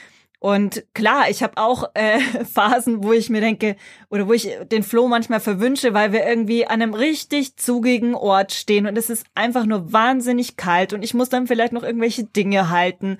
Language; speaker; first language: German; native; German